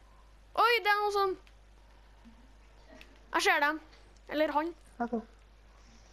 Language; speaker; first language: Norwegian; native; Norwegian